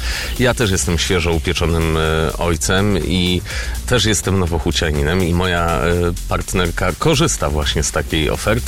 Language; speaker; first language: Polish; native; Polish